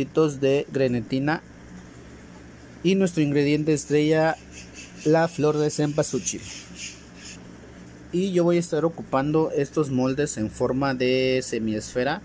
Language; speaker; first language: Spanish; native; Spanish